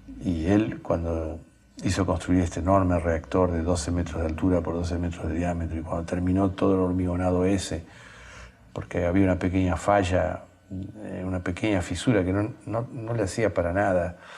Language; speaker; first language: Spanish; native; Spanish